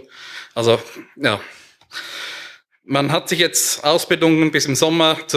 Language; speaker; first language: German; native; German